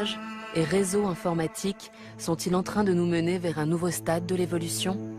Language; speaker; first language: French; native; French